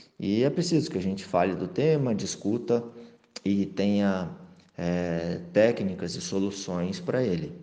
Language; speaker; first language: Portuguese; native; Portuguese